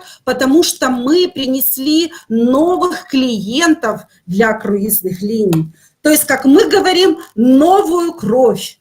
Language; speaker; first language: Russian; native; Russian